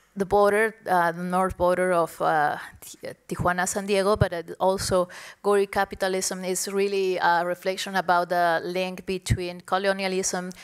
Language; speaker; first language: English; non-native, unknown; Spanish